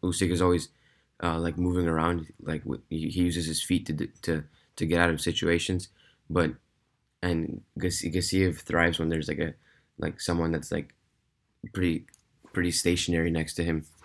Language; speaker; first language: English; early bilingual, other home language; Russian